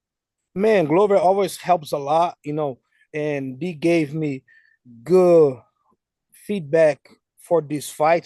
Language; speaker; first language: English; non-native, fluent; Portuguese